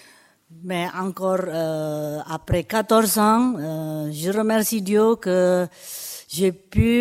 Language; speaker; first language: French; non-native, fluent; Indonesian